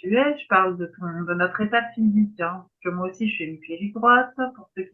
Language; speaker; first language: French; native; French